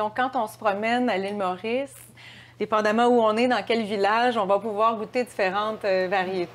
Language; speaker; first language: French; native; French